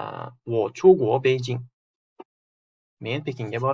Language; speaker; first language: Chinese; non-native, fluent; Uzbek